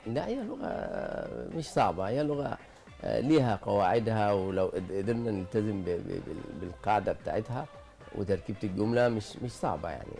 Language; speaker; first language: Egyptian Arabic; non-native, local second language; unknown